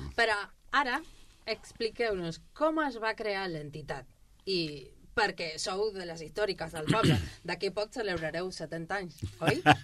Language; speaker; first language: Catalan; non-native, fluent; Spanish